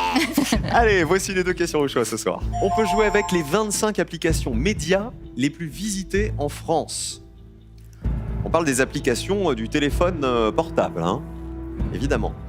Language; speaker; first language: French; native; French